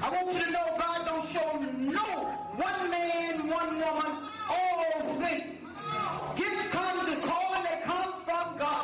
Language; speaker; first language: English; native; English